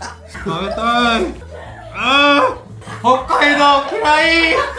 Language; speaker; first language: Japanese; non-native, learner; Korean